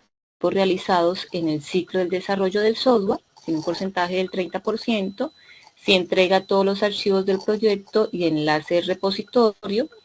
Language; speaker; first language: Spanish; native; Spanish